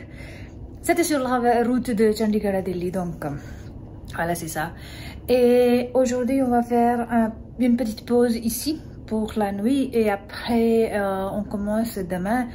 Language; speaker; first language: French; non-native, learner; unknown